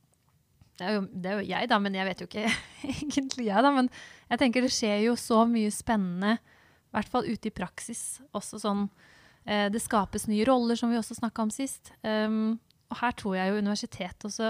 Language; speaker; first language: Norwegian; native; Norwegian